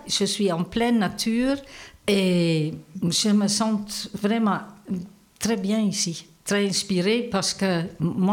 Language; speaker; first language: French; non-native, learner; Dutch